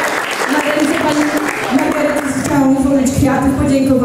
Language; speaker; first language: Polish; native; Polish